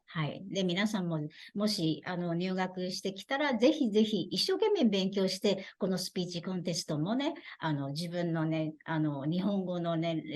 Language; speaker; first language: Japanese; non-native, fluent; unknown